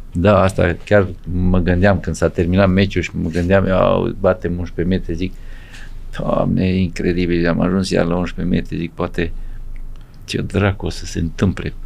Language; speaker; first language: Romanian; native; Romanian